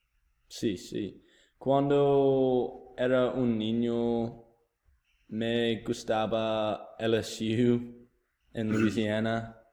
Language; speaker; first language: Spanish; non-native, learner; English